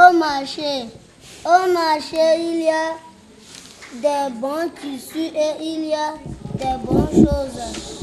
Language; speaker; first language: French; non-native, learner; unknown